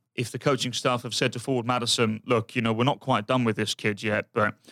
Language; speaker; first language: English; native; English